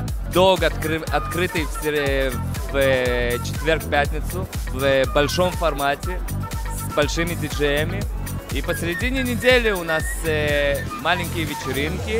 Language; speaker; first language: Russian; early bilingual, other home language; Hebrew